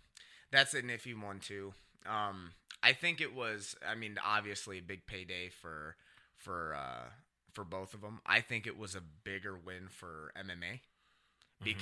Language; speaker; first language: English; native; English